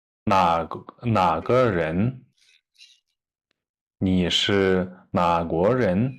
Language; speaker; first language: Chinese; non-native, fluent; Kyrgyz